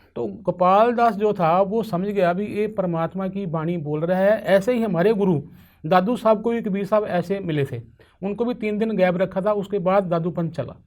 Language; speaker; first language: Hindi; non-native, local second language; Punjabi